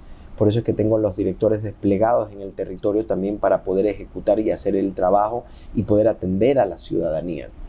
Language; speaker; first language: Spanish; native; Spanish